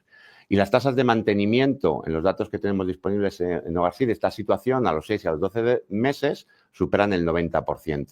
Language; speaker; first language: Spanish; native; Spanish